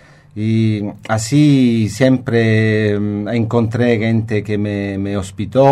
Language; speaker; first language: Spanish; non-native, fluent; Italian